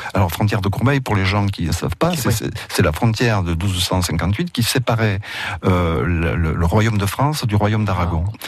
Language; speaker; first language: French; early bilingual, other home language; Catalan